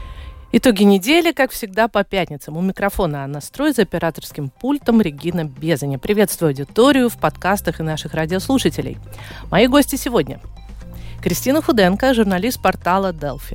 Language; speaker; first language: Russian; native; Russian